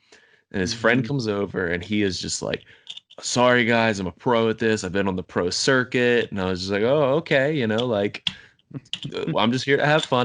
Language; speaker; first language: English; native; English